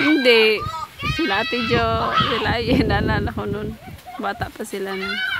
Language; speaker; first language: Filipino; non-native, local second language; Bikol